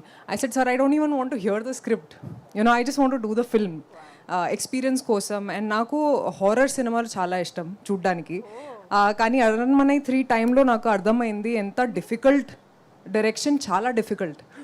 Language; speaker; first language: Telugu; non-native, fluent; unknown